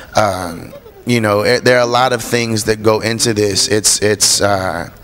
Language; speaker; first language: English; native; English